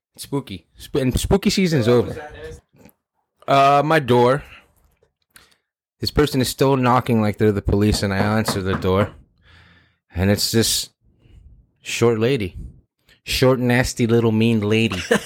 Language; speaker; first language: English; early bilingual, other home language; Spanish